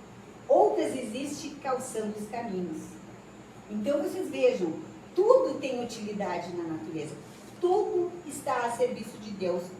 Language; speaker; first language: Portuguese; native; Portuguese